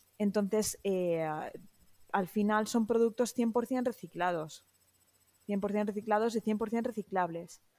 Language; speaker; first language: Spanish; native; Spanish